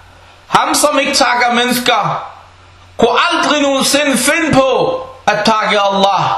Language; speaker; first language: Danish; non-native, fluent; Arabic